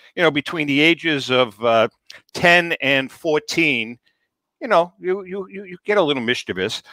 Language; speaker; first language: English; native; English